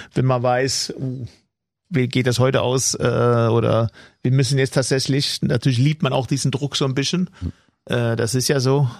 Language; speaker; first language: German; non-native, fluent; Swedish